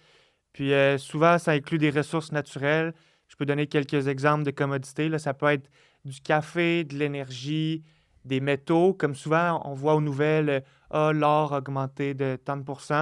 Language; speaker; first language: French; native; French